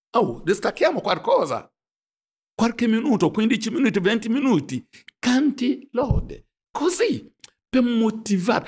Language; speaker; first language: Italian; non-native, fluent; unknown